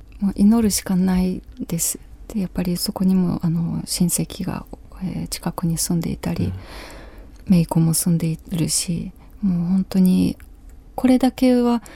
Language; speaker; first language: Japanese; non-native, fluent; Ukrainian